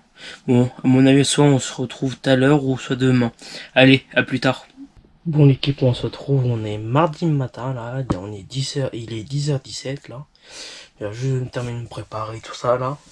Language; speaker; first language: French; native; French